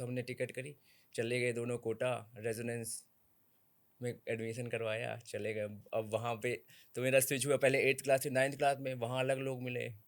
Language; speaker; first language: Hindi; native; Hindi